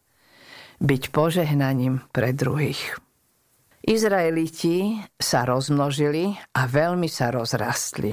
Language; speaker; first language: Slovak; native; Slovak